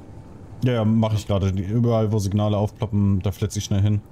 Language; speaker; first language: German; native; German